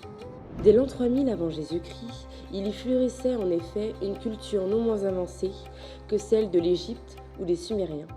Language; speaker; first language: French; native; French